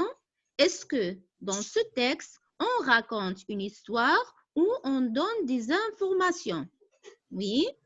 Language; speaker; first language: French; non-native, local second language; Arabic